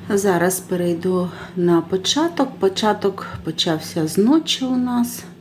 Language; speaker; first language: Ukrainian; native; Ukrainian